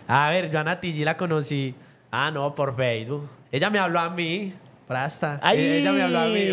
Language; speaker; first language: Spanish; native; Spanish